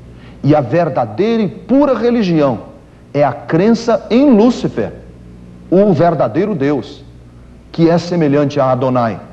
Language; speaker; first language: Portuguese; native; Portuguese